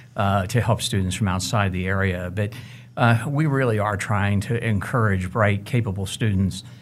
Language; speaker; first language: English; native; English